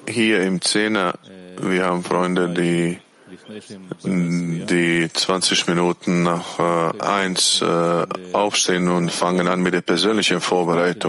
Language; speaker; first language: German; non-native, fluent; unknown